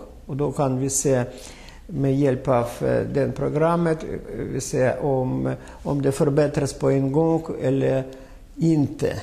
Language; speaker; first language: Swedish; non-native, fluent; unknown